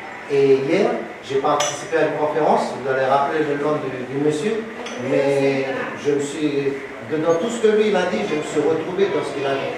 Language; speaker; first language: French; native; French